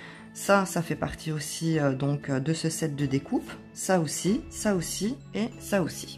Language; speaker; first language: French; native; French